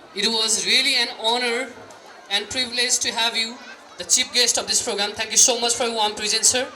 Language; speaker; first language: English; non-native, local second language; Nepali